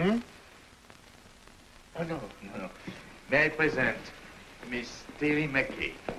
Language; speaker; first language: English; non-native, fluent; French